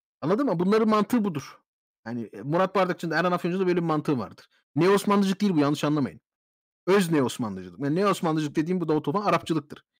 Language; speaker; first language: Turkish; early bilingual, heritage; Turkish